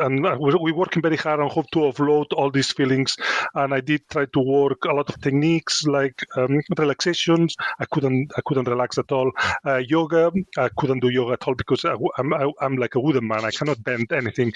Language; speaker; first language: English; non-native, fluent; Spanish